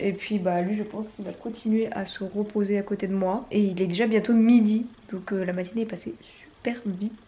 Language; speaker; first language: French; native; French